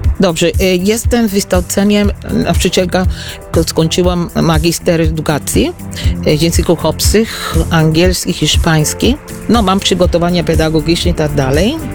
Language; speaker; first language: Polish; non-native, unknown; Spanish